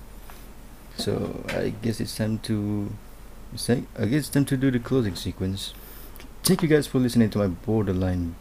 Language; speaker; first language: English; non-native, local second language; Malay